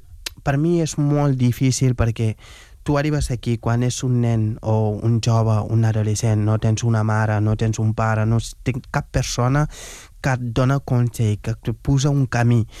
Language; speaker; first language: Catalan; non-native, fluent; Wolof